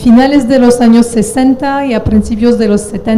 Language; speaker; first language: Spanish; non-native, fluent; French